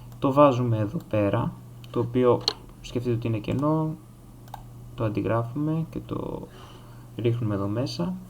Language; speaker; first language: Greek; native; Greek